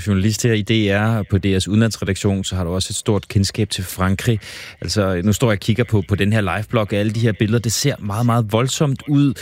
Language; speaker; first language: Danish; native; Danish